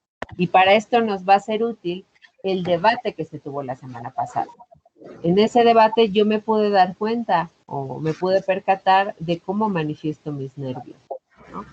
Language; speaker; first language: Spanish; native; Spanish